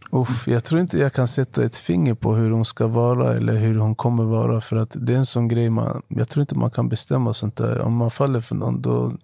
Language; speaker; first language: Swedish; non-native, fluent; Arabic